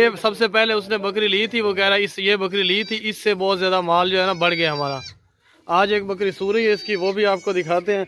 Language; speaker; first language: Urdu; non-native, local second language; Punjabi